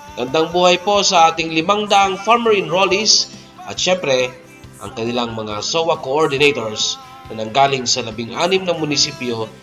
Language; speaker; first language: Filipino; native; Filipino